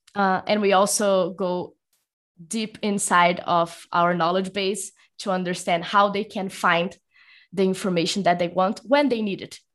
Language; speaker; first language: English; non-native, fluent; Portuguese